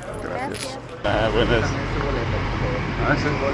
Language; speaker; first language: Spanish; non-native, learner; English